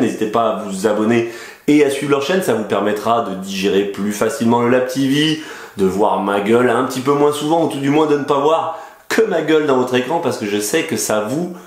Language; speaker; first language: French; native; French